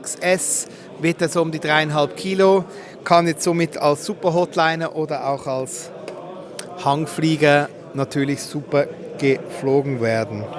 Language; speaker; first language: German; native; German